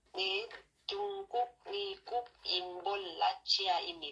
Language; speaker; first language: Korean; non-native, learner; Thai